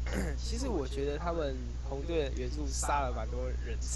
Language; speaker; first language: Chinese; native; Chinese